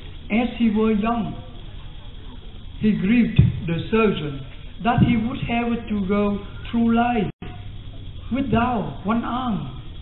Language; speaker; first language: English; non-native, fluent; Vietnamese